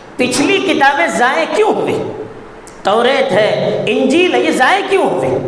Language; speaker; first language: Urdu; non-native, local second language; Konkani